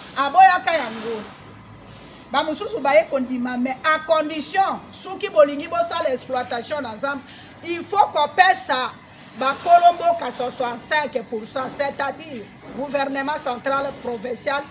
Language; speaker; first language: Lingala; non-native, local second language; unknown